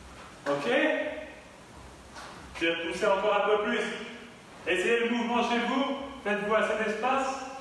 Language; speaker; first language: French; native; French